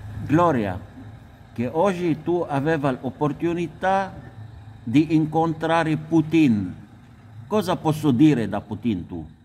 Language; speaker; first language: Italian; non-native, learner; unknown